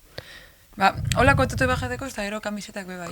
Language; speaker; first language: Basque; native; Basque